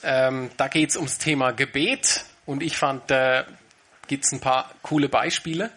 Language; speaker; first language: German; native; German